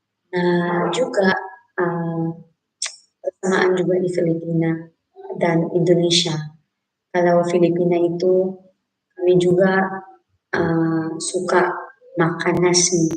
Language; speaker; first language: Indonesian; non-native, fluent; Filipino